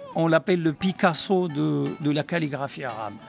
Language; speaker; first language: French; non-native, local second language; Arabic